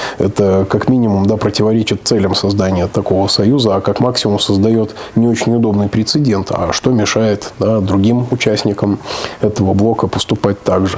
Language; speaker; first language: Russian; native; Russian